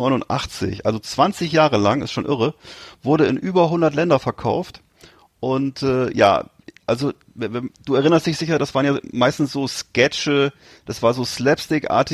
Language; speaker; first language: German; native; German